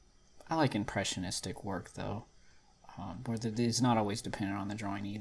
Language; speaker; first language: English; native; English